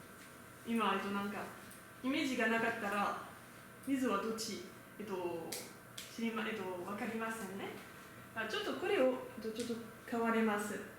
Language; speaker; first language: Japanese; non-native, learner; French